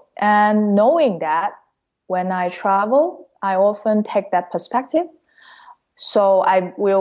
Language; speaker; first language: English; non-native, fluent; Cantonese